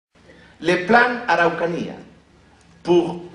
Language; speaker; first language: French; non-native, fluent; Spanish